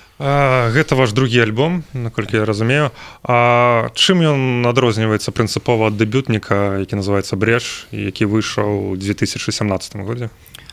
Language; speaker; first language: Belarusian; non-native, local second language; Russian